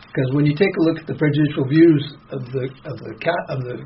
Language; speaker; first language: English; native; English